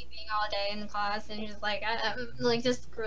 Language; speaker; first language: English; native; English